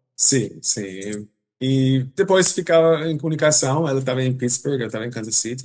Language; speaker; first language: Portuguese; non-native, fluent; English